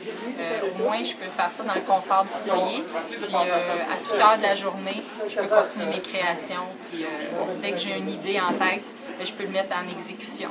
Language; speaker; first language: French; native; French